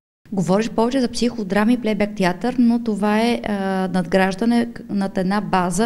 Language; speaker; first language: Bulgarian; native; Bulgarian